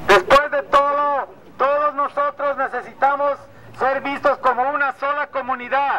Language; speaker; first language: Spanish; non-native, fluent; English